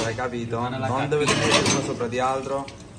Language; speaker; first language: Italian; non-native, learner; Bangla